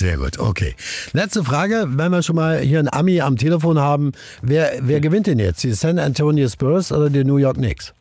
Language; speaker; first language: German; native; German